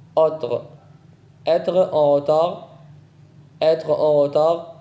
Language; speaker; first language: French; non-native, fluent; Arabic